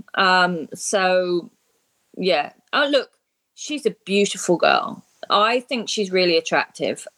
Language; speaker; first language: English; native; English